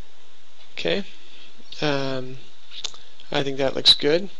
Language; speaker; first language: English; native; English